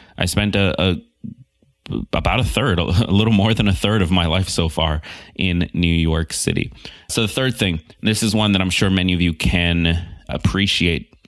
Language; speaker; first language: English; native; English